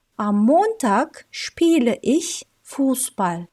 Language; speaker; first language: German; non-native, fluent; Turkish